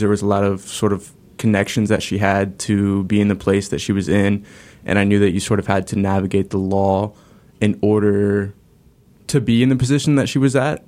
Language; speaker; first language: English; native; English